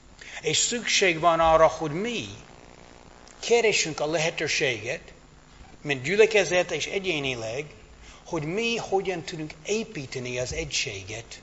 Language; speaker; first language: Hungarian; non-native, fluent; English